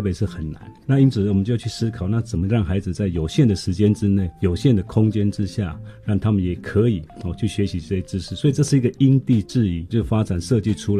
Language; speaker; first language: Chinese; non-native, local second language; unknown